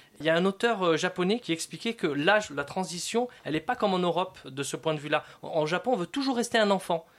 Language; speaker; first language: French; native; French